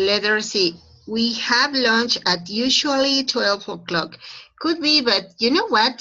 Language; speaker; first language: English; non-native, fluent; Spanish